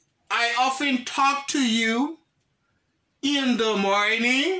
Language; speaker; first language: English; non-native, fluent; Haitian Creole